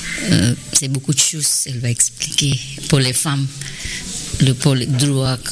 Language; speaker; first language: French; non-native, learner; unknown